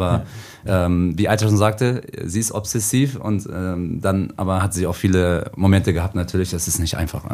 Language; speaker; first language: German; native; German